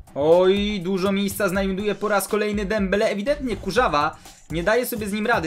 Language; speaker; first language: Polish; native; Polish